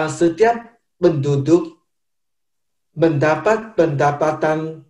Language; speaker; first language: Indonesian; non-native, fluent; Chinese